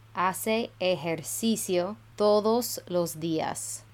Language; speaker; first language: Spanish; non-native, fluent; English